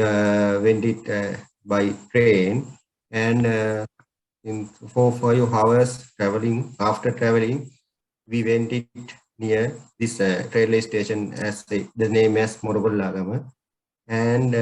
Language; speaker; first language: English; non-native, learner; Sinhala